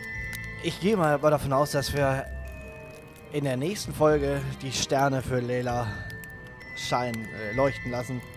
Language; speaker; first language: German; native; German